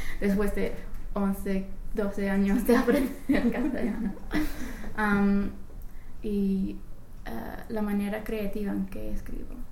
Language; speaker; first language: Spanish; non-native, fluent; English